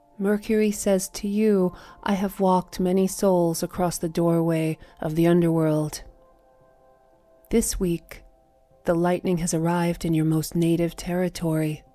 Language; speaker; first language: English; native; English